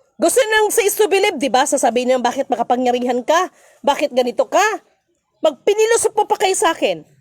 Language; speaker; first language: Filipino; non-native, local second language; Cebuano